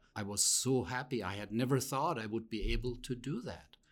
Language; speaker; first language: English; non-native, fluent; German